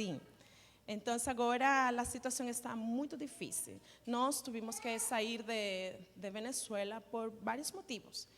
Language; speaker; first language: Portuguese; non-native, learner; Spanish